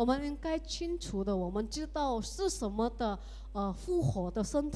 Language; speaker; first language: Chinese; early bilingual, heritage; Indonesian